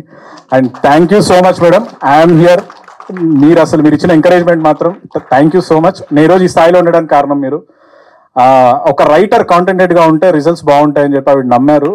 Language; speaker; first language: Telugu; native; Telugu